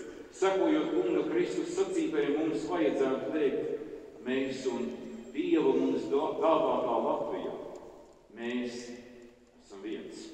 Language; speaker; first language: Latvian; native; Latvian